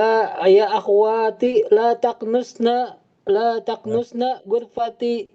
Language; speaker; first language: Arabic; non-native, learner; Indonesian